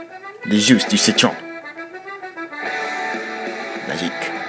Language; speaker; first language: French; non-native, learner; English